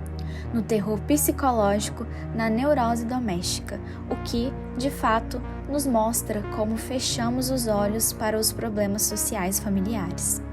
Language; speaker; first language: Portuguese; native; Portuguese